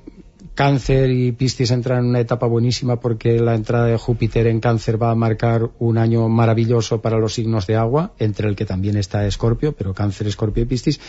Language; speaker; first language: Spanish; native; Spanish